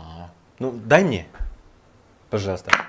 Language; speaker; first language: Russian; non-native, learner; Indonesian